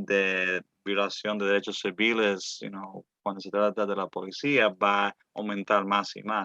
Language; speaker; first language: Spanish; early bilingual, heritage; Spanish